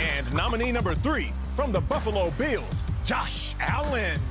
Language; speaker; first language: English; native; English